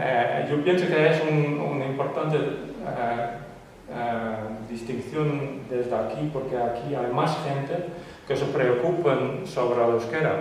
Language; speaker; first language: Spanish; non-native, fluent; Western Frisian